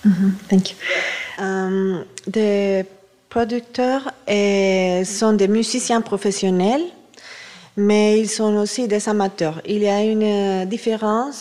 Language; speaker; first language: French; non-native, fluent; Spanish